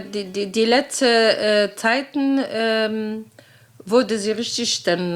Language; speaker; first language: German; non-native, fluent; Arabic